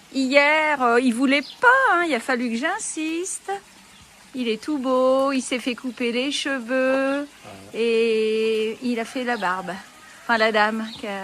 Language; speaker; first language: French; native; French